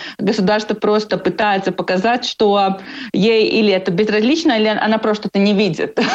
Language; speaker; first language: Russian; non-native, local second language; Latvian